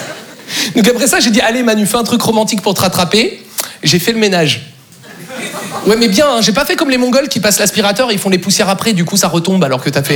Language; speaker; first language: French; native; French